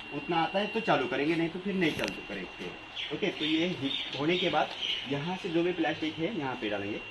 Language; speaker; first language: Hindi; non-native, local second language; Marathi